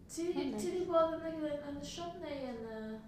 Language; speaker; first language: Welsh; non-native, learner; Spanish